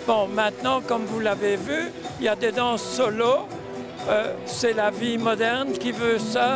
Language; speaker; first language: French; native; French